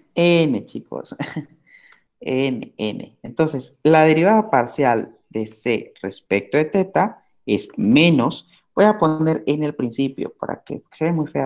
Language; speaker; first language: Spanish; native; Spanish